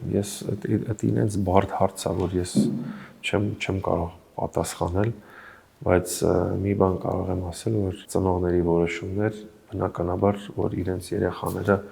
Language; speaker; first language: Armenian; early bilingual, heritage; Armenian